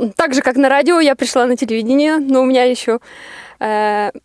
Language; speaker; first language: Russian; native; Russian